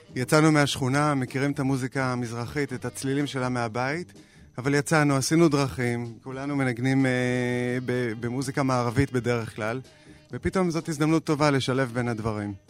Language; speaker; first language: Hebrew; native; Hebrew